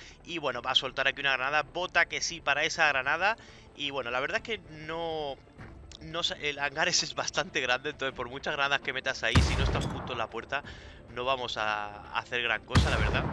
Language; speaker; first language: Spanish; native; Spanish